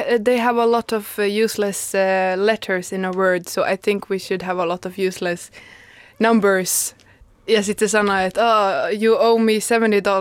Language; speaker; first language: Finnish; early bilingual, heritage; Finnish